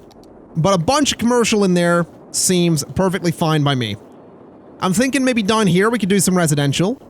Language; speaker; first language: English; native; English